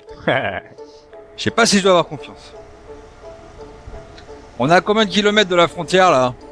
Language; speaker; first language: French; native; French